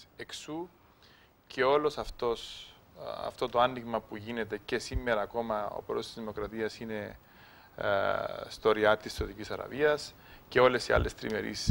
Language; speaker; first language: Greek; native; Greek